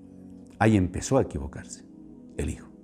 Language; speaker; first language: Spanish; native; Spanish